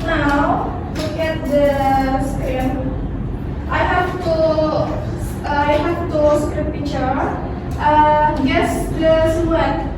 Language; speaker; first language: English; non-native, learner; Indonesian